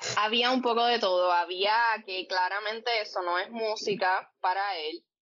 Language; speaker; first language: Spanish; native; Spanish